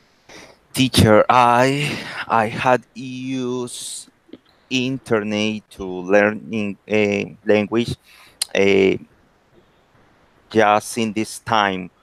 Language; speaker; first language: English; non-native, learner; Spanish